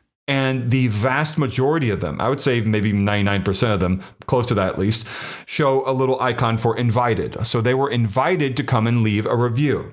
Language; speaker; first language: English; native; English